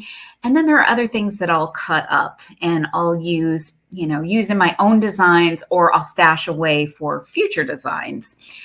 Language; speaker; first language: English; native; English